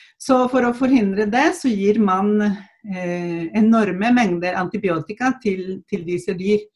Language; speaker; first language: Norwegian; non-native, fluent; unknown